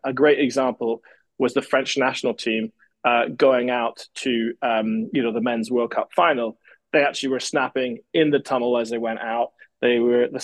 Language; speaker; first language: English; native; English